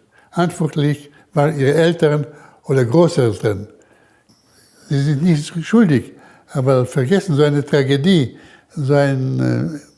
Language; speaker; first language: German; early bilingual, heritage; German